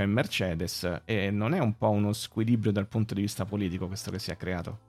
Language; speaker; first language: Italian; native; Italian